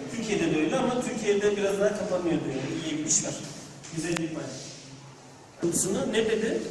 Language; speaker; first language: Turkish; native; Turkish